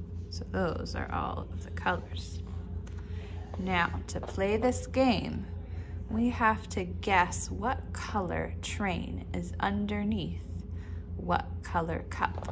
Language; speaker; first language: English; native; English